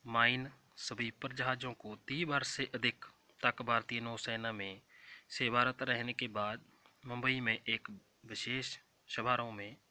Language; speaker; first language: Hindi; non-native, local second language; Punjabi